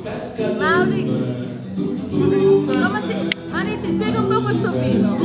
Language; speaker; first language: Italian; non-native, fluent; Portuguese